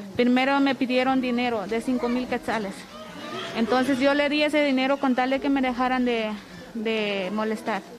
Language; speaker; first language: Spanish; native; Spanish